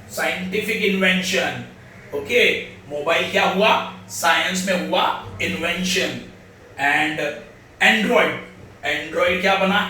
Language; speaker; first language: Hindi; non-native, local second language; Marathi